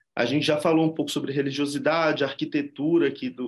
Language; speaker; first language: Portuguese; native; Portuguese